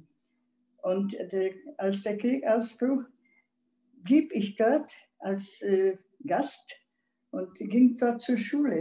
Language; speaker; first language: German; non-native, local second language; Czech